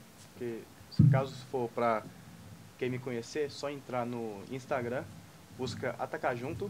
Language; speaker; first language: Portuguese; non-native, fluent; Chinese